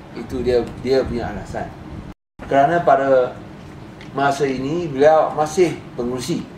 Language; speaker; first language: Malay; non-native, local second language; Chinese